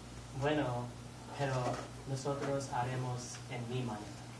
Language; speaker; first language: Spanish; non-native, learner; English